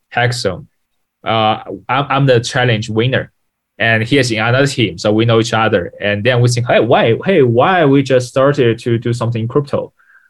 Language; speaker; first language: English; non-native, fluent; Chinese